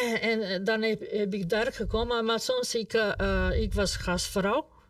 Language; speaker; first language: Dutch; non-native, learner; Serbian